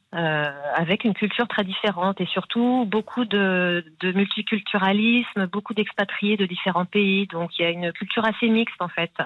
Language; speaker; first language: French; native; French